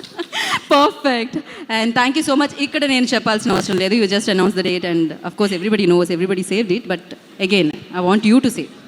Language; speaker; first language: Telugu; native; Telugu